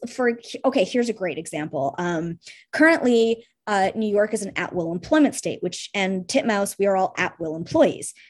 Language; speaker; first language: English; early bilingual, heritage; Russian